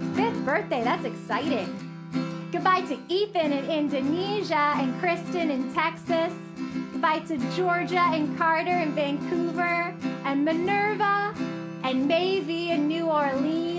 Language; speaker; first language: English; native; English